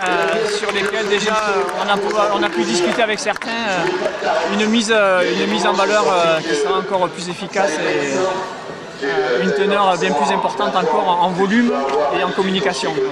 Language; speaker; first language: French; native; French